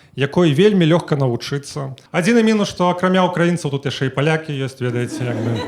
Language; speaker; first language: Belarusian; native; Belarusian